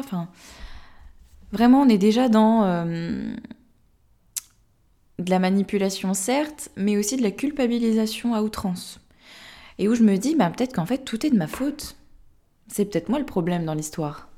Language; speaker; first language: French; native; French